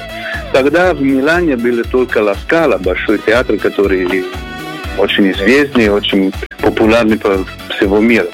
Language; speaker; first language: Russian; non-native, fluent; Italian